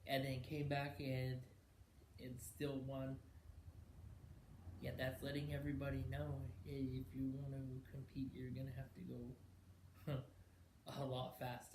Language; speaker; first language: English; native; English